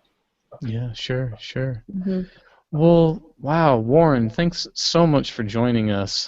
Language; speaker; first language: English; native; English